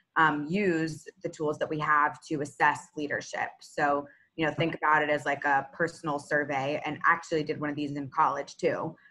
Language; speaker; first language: English; native; English